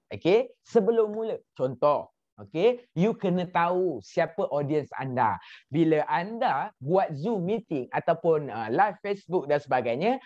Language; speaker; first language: Malay; native; Malay